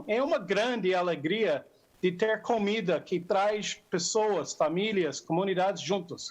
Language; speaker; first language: Portuguese; non-native, fluent; English